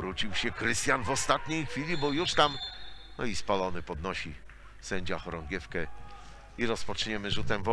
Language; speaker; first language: Polish; native; Polish